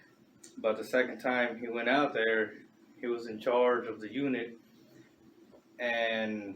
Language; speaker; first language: English; native; English